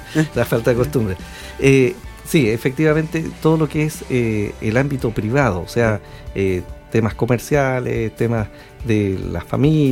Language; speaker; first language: Spanish; native; Spanish